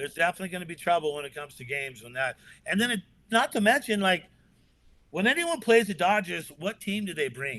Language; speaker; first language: English; native; English